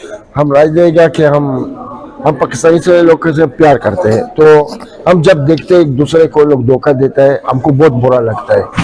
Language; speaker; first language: Hindi; non-native, fluent; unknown